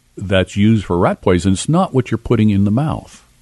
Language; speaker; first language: English; native; English